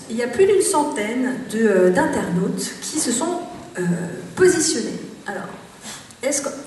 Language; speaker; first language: French; native; French